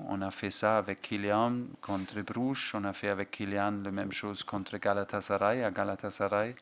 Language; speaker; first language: French; non-native, fluent; German